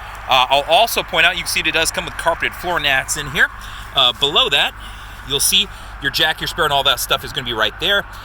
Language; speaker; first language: English; native; English